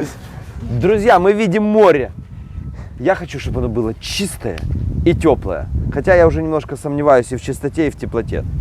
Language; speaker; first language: Russian; native; Russian